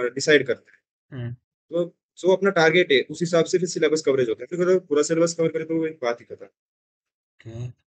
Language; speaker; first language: Hindi; non-native, local second language; Marathi